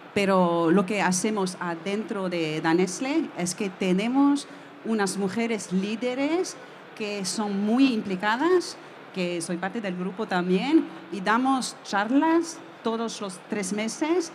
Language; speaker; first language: Spanish; non-native, fluent; French